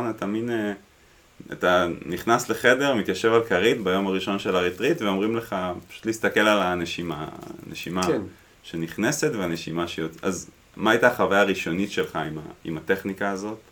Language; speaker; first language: Hebrew; native; Hebrew